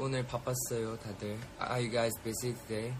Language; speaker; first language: English; non-native, fluent; Thai